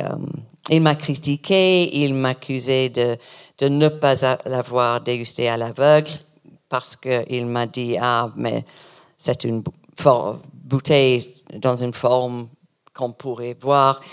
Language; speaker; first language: French; non-native, learner; English